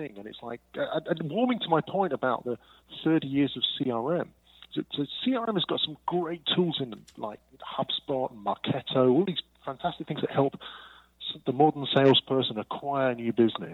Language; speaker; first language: English; native; English